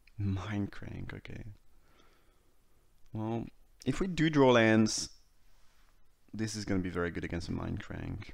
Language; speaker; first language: English; non-native, fluent; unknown